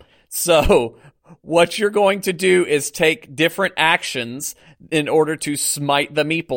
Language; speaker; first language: English; native; English